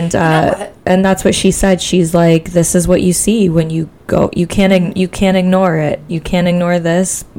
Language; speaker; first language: English; native; English